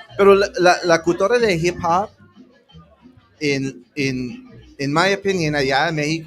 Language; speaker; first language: Spanish; early bilingual, heritage; English